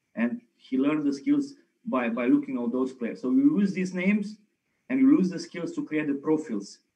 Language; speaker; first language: English; non-native, fluent; Romanian